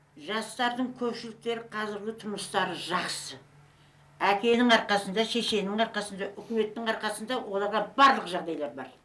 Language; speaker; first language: Kazakh; native; Kazakh